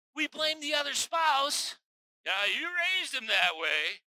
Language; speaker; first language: English; native; English